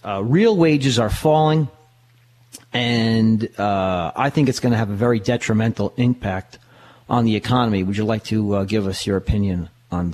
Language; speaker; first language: English; native; English